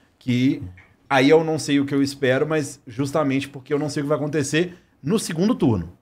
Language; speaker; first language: Portuguese; native; Portuguese